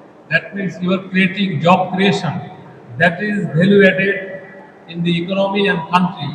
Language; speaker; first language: English; non-native, local second language; Bangla